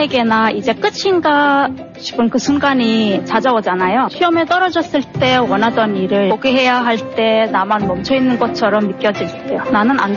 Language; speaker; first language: Korean; non-native, fluent; Turkmen